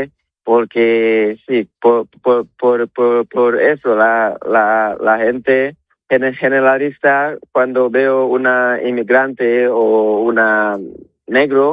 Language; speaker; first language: Spanish; non-native, learner; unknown